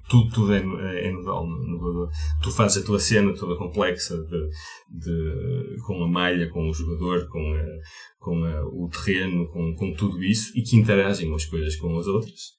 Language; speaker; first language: Portuguese; native; Portuguese